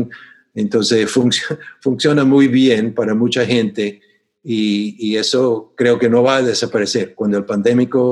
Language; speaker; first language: Spanish; non-native, fluent; English